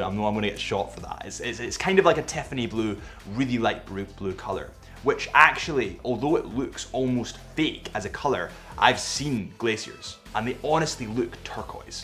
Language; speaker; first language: English; native; English